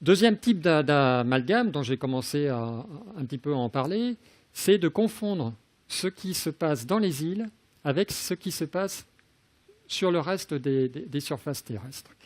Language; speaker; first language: French; native; French